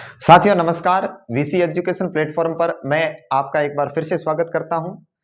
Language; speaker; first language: Hindi; native; Hindi